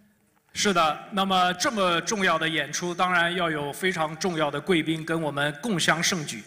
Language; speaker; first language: Chinese; native; Chinese